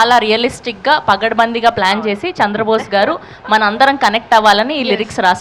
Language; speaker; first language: Telugu; native; Telugu